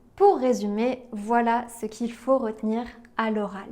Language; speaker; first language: French; native; French